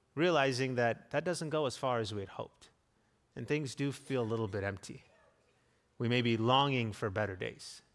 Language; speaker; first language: English; native; English